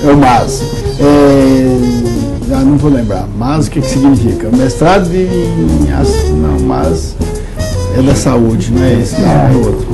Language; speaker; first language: Portuguese; native; Portuguese